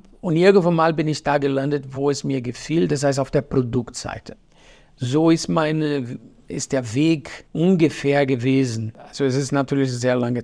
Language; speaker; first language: German; non-native, fluent; Portuguese